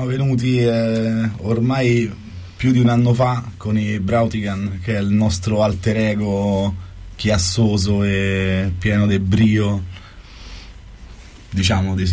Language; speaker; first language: Italian; native; Italian